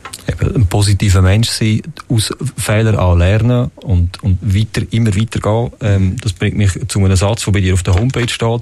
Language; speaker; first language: German; native; German